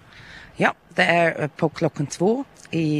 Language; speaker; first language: Swedish; non-native, learner; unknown